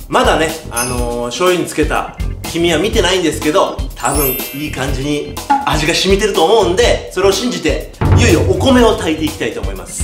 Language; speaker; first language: Japanese; native; Japanese